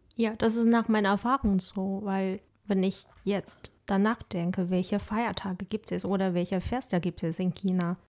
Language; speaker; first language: German; non-native, fluent; Chinese